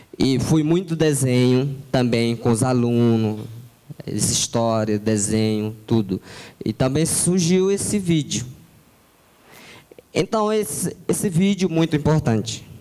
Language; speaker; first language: Portuguese; non-native, local second language; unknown